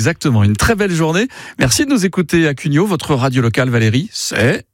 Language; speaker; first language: French; native; French